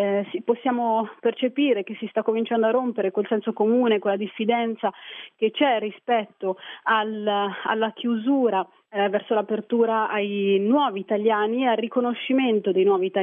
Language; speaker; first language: Italian; early bilingual, other home language; Arabic